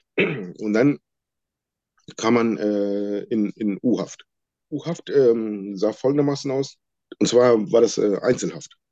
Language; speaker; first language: German; non-native, fluent; Sinhala